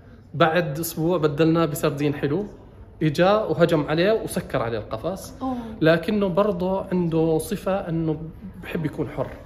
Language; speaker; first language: Arabic; native; Arabic